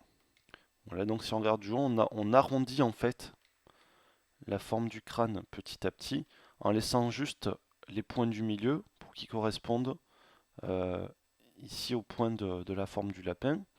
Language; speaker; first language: French; native; French